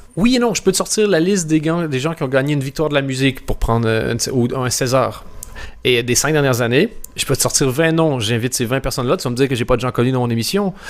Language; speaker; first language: French; native; French